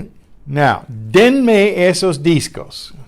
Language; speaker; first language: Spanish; non-native, fluent; English